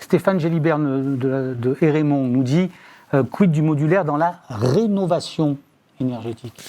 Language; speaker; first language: French; native; French